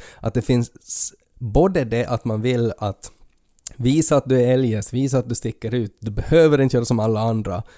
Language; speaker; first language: Swedish; native; Swedish